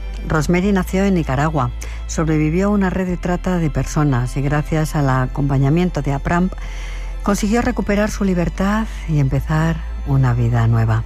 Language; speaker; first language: Spanish; native; Spanish